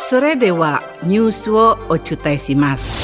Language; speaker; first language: Japanese; non-native, fluent; Indonesian